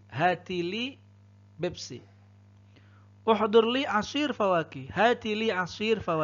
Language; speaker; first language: Arabic; non-native, fluent; Indonesian